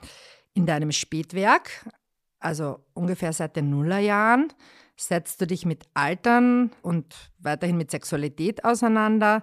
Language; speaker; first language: German; native; German